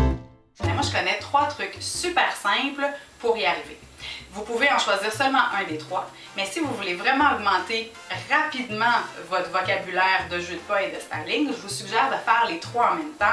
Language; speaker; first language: French; native; French